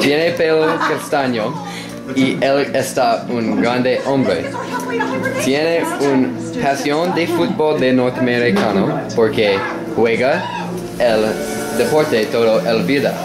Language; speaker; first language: Spanish; non-native, learner; English